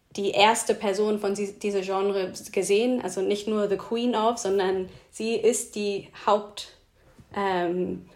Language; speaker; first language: German; non-native, fluent; English